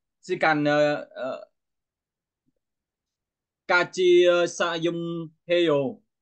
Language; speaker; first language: Korean; non-native, learner; Vietnamese